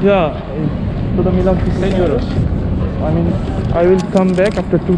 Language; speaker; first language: English; non-native, learner; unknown